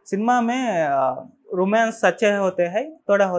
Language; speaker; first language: Hindi; non-native, local second language; Telugu